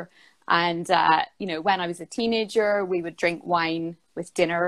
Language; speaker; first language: English; native; English